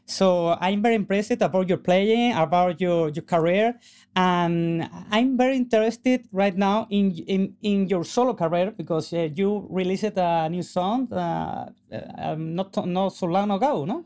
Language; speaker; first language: English; non-native, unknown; Spanish